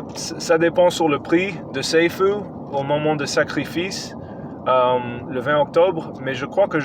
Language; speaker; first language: French; non-native, fluent; English